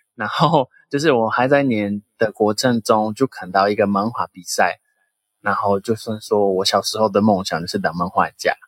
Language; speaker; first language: Chinese; non-native, fluent; Portuguese